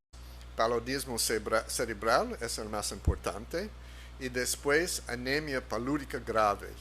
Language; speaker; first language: Spanish; non-native, fluent; English